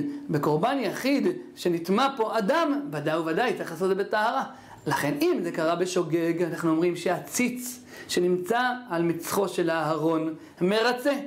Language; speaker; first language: Hebrew; native; Hebrew